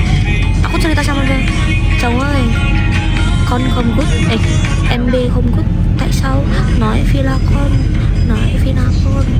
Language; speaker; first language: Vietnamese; non-native, learner; Indonesian